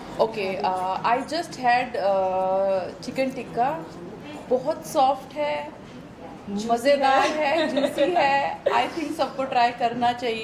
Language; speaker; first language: Hindi; native; Hindi